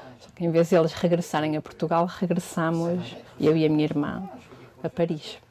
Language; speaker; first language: Portuguese; early bilingual, heritage; Portuguese